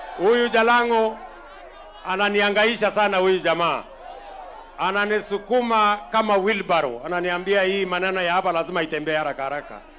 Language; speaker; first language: Swahili; non-native, local second language; Kalenjin